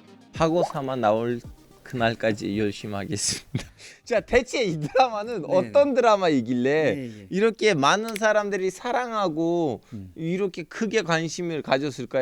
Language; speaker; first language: Korean; non-native, fluent; Turkish